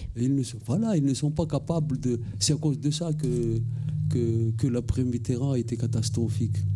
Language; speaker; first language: French; non-native, local second language; Malagasy